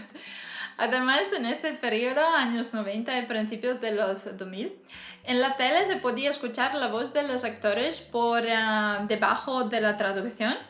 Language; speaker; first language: Spanish; non-native, fluent; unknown